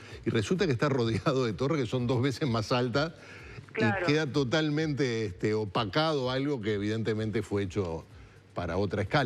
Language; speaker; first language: Spanish; native; Spanish